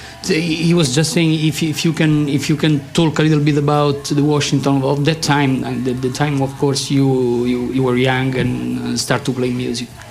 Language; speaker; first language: English; non-native, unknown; Italian